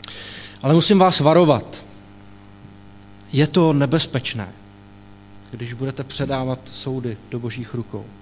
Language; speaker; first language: Czech; native; Czech